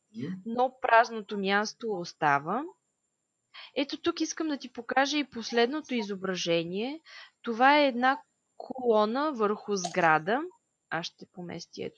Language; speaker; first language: Bulgarian; native; Bulgarian